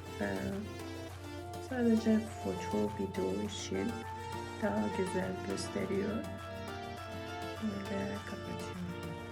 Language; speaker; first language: Turkish; non-native, learner; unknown